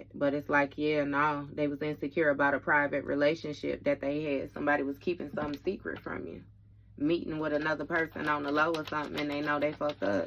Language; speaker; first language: English; native; English